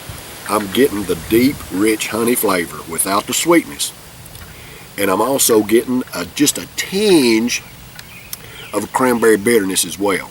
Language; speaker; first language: English; native; English